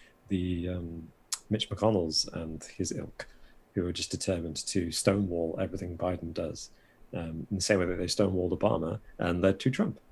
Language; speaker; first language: English; native; English